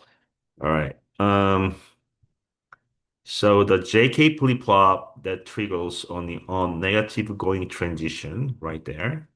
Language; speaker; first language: English; non-native, fluent; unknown